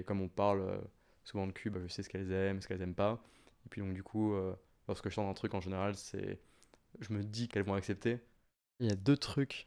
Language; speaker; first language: French; native; French